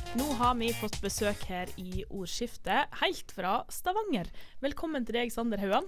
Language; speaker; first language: Norwegian; native; Norwegian